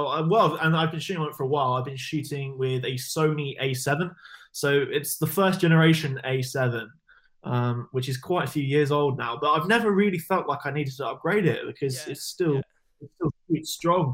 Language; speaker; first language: English; native; English